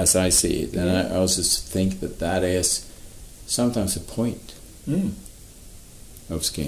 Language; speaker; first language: English; non-native, fluent; Swedish